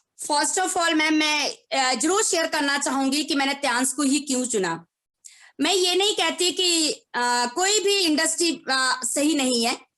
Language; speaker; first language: Hindi; native; Hindi